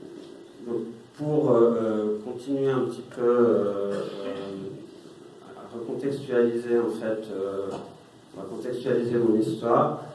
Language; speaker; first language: French; native; French